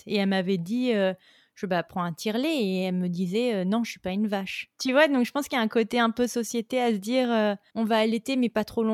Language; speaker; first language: French; native; French